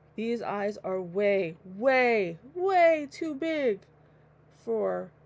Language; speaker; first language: English; native; English